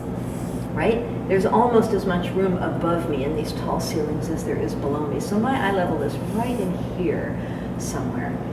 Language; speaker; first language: English; native; English